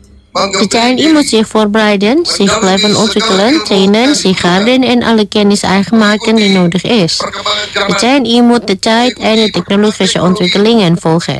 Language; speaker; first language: Dutch; non-native, fluent; Indonesian